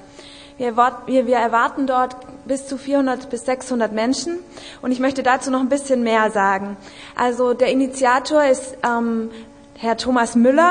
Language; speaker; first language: German; native; German